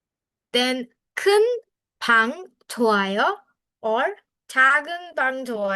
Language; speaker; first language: Korean; non-native, fluent; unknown